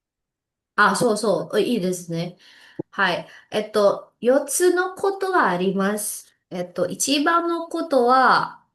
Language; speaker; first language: Japanese; non-native, learner; Indonesian